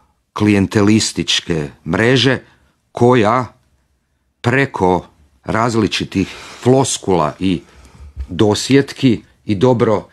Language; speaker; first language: Croatian; native; Croatian